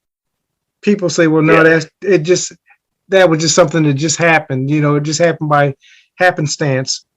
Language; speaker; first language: English; native; English